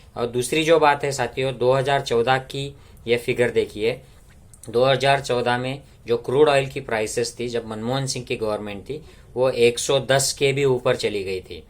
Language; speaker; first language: Hindi; non-native, local second language; Marathi